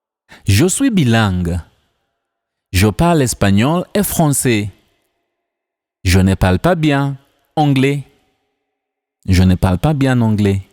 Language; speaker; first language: French; non-native, fluent; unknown